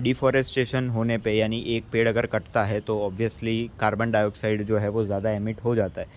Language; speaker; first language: Hindi; native; Hindi